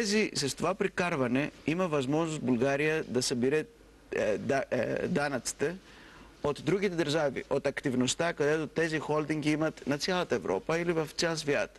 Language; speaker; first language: Bulgarian; non-native, fluent; Greek